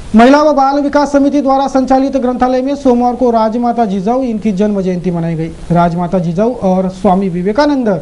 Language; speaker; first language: Hindi; non-native, local second language; Marathi